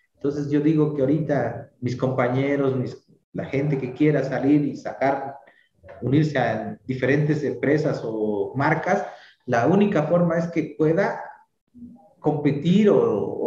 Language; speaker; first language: Spanish; native; Spanish